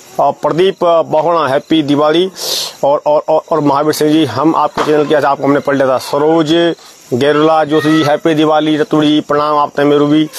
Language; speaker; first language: Hindi; non-native, local second language; Garhwali